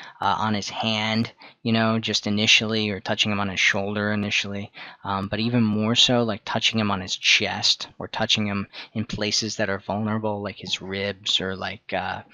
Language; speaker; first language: English; native; English